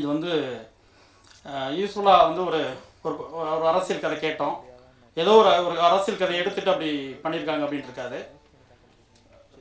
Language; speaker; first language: Tamil; native; Tamil